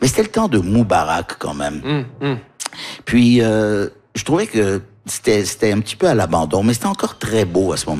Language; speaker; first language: French; early bilingual, other home language; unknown